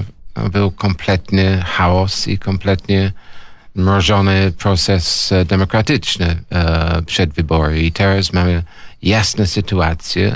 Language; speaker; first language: Polish; non-native, fluent; English